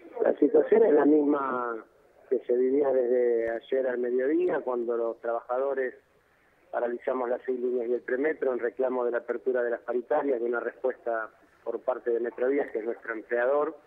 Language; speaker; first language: Spanish; native; Spanish